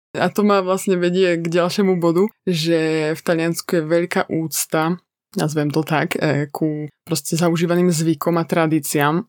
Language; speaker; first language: Slovak; native; Slovak